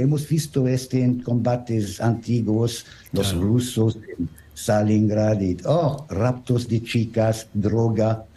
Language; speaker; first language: Spanish; non-native, learner; French